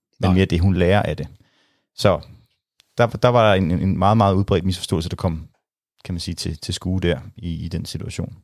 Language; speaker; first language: Danish; native; Danish